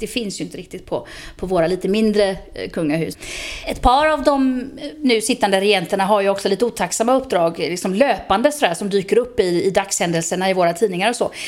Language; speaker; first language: Swedish; native; Swedish